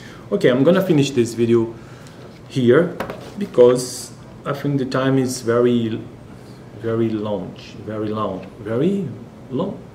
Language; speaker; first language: English; non-native, learner; Portuguese